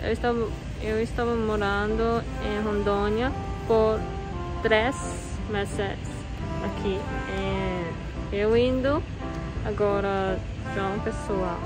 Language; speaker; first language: Portuguese; non-native, learner; Korean